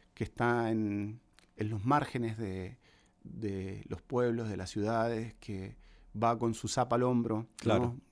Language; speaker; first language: Spanish; native; Spanish